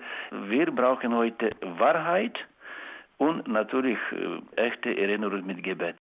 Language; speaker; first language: German; non-native, learner; Ukrainian